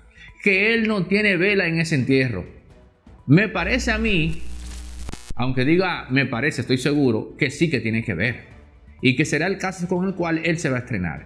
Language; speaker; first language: Spanish; native; Spanish